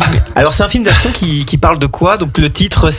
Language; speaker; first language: French; native; French